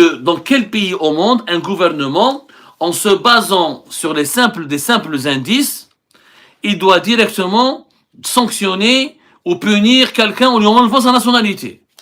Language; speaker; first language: French; non-native, local second language; Arabic